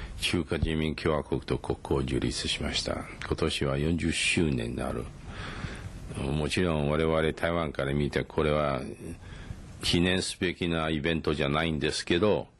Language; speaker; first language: Japanese; non-native, fluent; Chinese